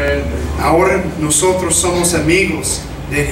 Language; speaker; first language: Spanish; non-native, fluent; English